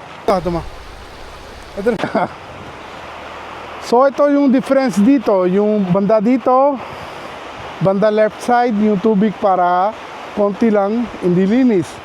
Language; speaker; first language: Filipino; non-native, learner; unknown